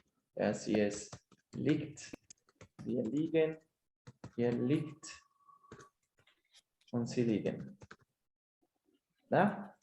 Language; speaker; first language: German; non-native, fluent; Spanish